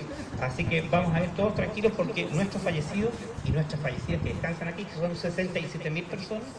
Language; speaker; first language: Spanish; native; Spanish